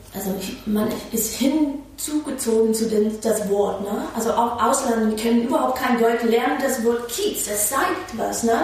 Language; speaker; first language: German; non-native, fluent; English